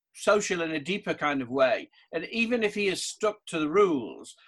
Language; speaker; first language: English; native; English